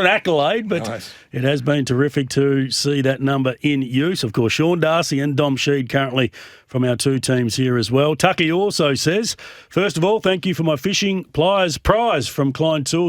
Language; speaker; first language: English; native; English